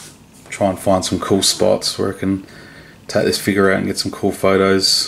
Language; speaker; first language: English; native; English